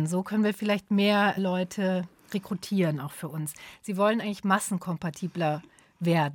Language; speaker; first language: German; native; German